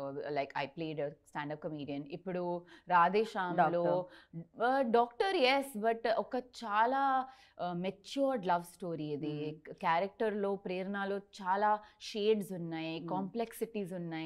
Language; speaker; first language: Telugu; non-native, learner; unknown